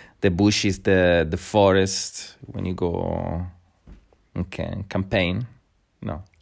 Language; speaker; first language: English; non-native, fluent; Italian